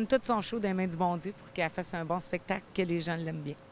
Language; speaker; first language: French; native; French